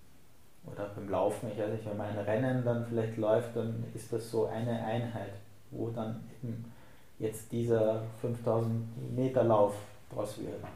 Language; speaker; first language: German; native; German